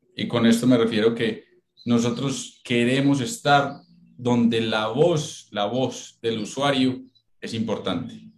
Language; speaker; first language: Spanish; native; Spanish